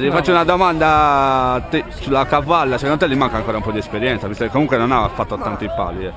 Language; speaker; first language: Italian; native; Italian